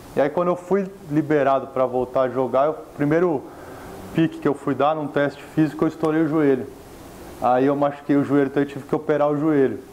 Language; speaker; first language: Portuguese; native; Portuguese